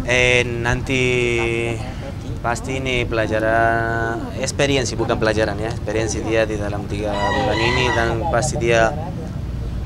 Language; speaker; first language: Indonesian; non-native, learner; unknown